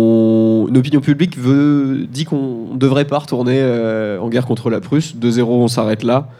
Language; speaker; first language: French; native; French